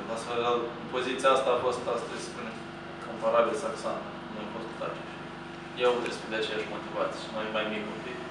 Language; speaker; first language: Romanian; non-native, local second language; Russian